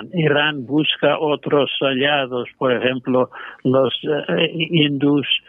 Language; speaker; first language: Spanish; non-native, fluent; English